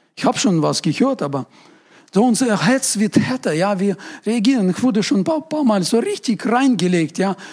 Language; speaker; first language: German; non-native, fluent; Russian